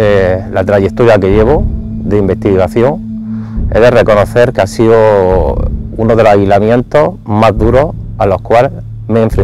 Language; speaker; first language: Spanish; native; Spanish